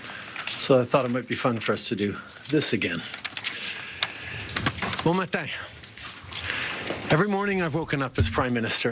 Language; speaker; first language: English; native; English